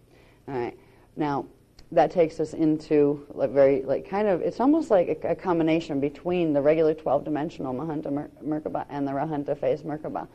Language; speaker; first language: English; native; English